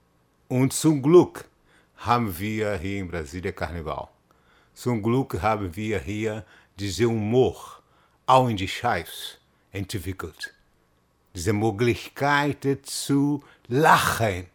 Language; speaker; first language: German; non-native, fluent; Portuguese